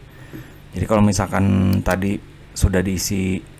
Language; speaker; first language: Indonesian; native; Indonesian